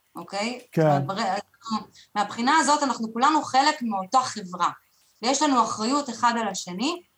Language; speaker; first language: Hebrew; native; Hebrew